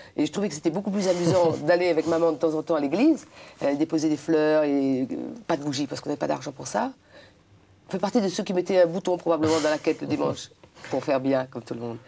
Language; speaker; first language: French; non-native, local second language; Réunion Creole French